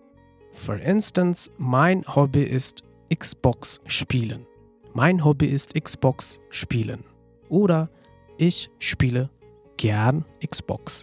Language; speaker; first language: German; non-native, fluent; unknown